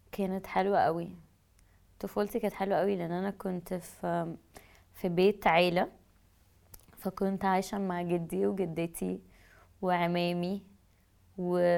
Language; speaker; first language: Arabic; native; Arabic